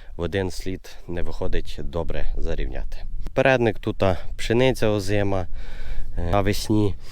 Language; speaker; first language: Ukrainian; native; Ukrainian